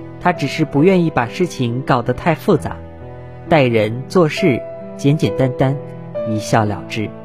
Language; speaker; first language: Chinese; native; Chinese